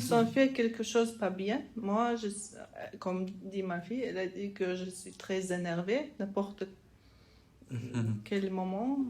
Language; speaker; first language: French; non-native, learner; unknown